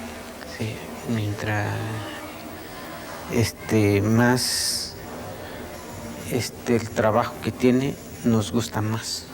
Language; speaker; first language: Spanish; non-native, local second language; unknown